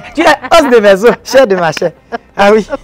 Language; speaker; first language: French; non-native, local second language; Haitian Creole